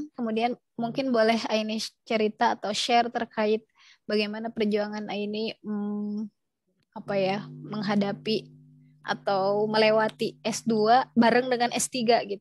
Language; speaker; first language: Indonesian; native; Indonesian